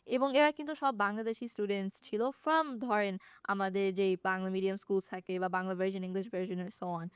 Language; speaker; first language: Bangla; early bilingual, heritage; Bangla